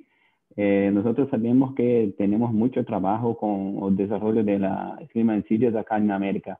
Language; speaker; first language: Spanish; non-native, learner; Portuguese